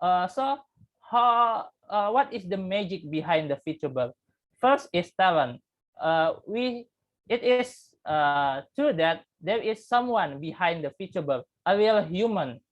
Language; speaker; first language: English; non-native, learner; Indonesian